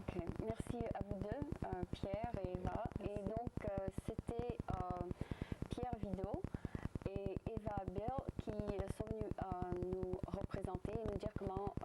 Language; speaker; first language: French; native; French